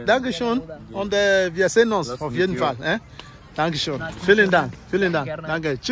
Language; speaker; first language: German; non-native, learner; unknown